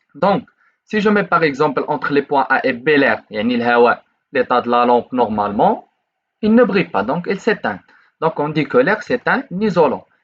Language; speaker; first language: French; non-native, local second language; Arabic